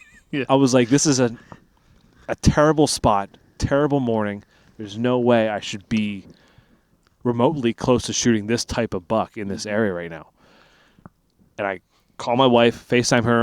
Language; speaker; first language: English; native; English